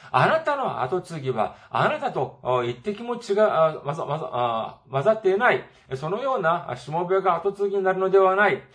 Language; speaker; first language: Japanese; non-native, fluent; Korean